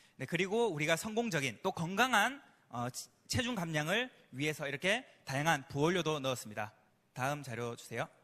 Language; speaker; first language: Korean; native; Korean